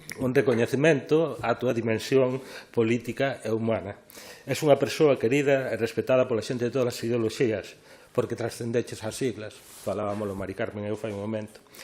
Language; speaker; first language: Galician; native; Galician